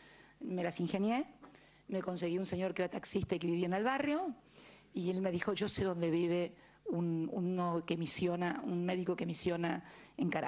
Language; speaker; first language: Spanish; native; Spanish